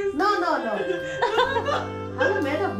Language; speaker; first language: English; non-native, learner; Hindi